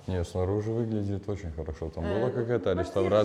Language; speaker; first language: Russian; non-native, local second language; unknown